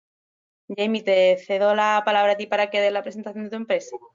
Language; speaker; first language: Spanish; native; Spanish